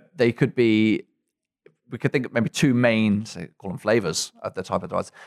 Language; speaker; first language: English; native; English